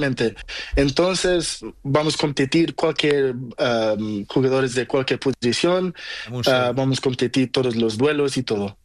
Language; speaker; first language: Spanish; non-native, local second language; Portuguese